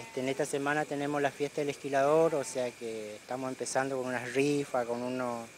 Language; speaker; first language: Spanish; native; Spanish